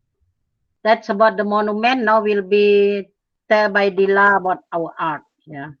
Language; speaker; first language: English; non-native, fluent; Indonesian